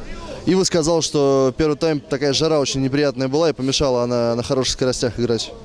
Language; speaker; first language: Russian; native; Russian